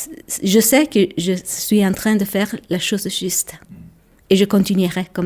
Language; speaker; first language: French; non-native, local second language; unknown